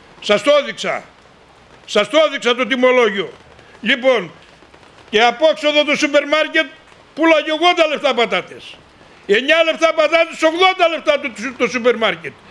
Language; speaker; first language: Greek; native; Greek